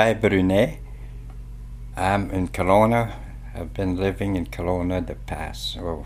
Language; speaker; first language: English; non-native, fluent; French